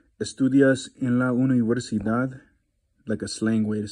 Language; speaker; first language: Spanish; non-native, learner; English